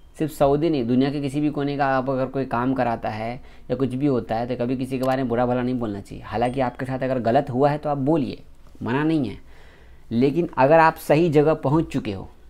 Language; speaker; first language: Hindi; native; Hindi